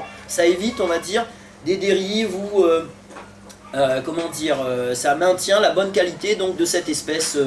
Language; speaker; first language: French; native; French